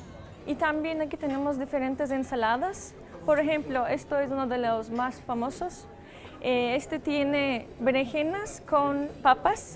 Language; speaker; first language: Spanish; non-native, fluent; Turkish